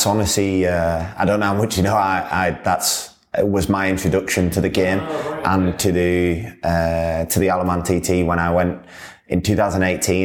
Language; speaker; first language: English; native; English